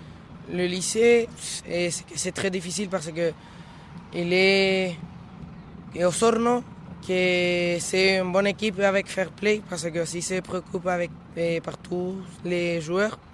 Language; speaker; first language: French; non-native, learner; Spanish